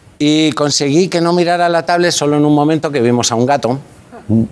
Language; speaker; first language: Spanish; native; Spanish